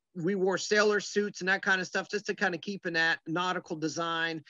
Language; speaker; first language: English; native; English